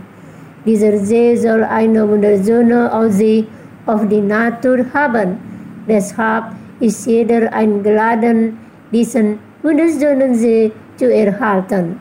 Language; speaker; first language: German; non-native, learner; Indonesian